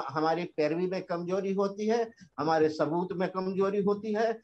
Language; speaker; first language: Hindi; native; Hindi